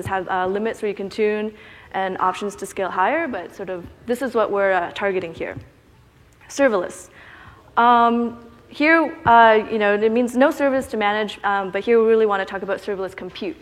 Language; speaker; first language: English; native; English